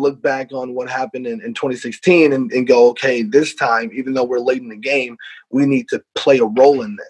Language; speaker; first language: English; native; English